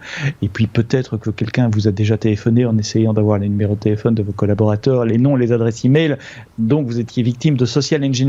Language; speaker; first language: French; native; French